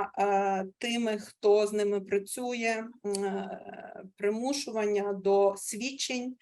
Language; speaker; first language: Ukrainian; native; Ukrainian